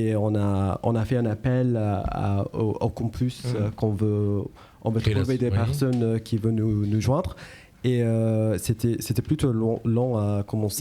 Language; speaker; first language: French; non-native, learner; English